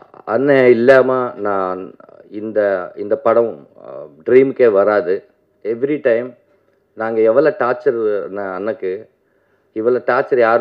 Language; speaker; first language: Tamil; non-native, learner; Telugu